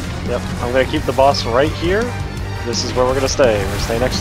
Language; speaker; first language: English; native; English